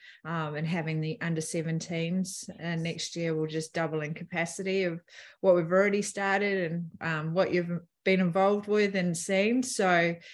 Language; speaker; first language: English; native; English